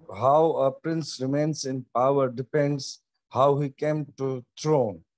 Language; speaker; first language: English; non-native, local second language; Sindhi